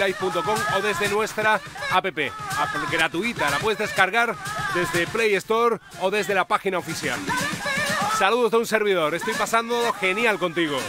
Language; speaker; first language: Spanish; native; Spanish